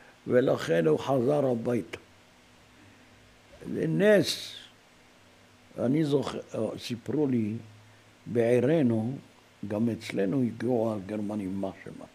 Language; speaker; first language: Hebrew; non-native, fluent; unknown